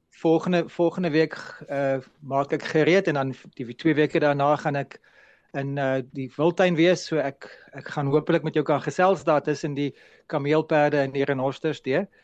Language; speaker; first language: Afrikaans; native; Afrikaans